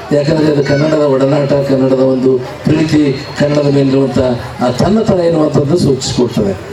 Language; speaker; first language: Kannada; native; Kannada